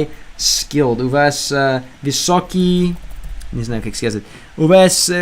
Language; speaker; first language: Russian; non-native, learner; English